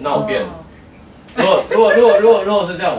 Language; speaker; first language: Chinese; native; Chinese